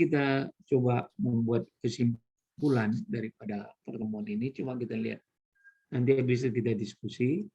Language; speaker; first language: Indonesian; native; Indonesian